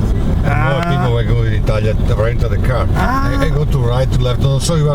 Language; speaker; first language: English; non-native, learner; Italian